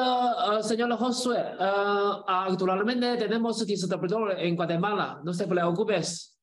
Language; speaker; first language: Spanish; non-native, learner; Chinese